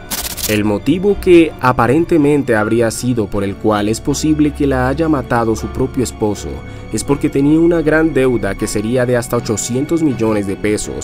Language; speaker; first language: Spanish; native; Spanish